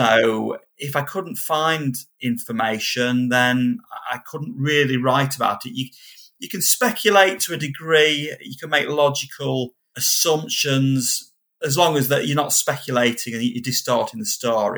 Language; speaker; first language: English; native; English